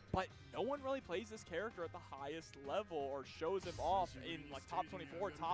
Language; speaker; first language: English; native; English